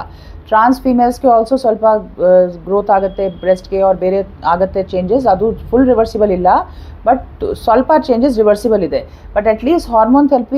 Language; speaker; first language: Kannada; non-native, learner; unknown